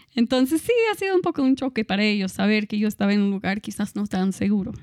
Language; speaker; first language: Spanish; non-native, fluent; English